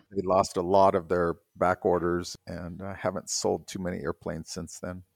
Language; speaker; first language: English; native; English